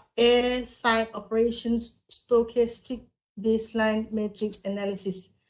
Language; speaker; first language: English; non-native, local second language; Malay